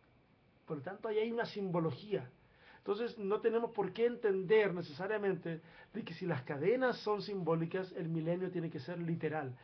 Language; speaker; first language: Spanish; native; Spanish